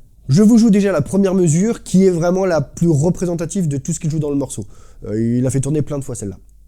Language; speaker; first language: French; native; French